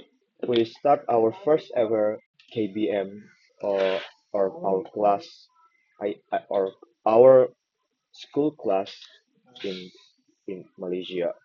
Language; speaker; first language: English; non-native, learner; Indonesian